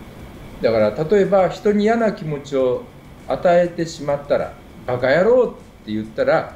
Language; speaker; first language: Japanese; native; Japanese